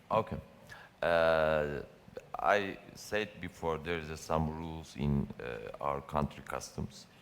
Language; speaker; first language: English; non-native, learner; Turkish